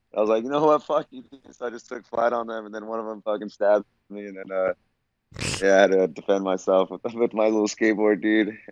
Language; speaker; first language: English; native; English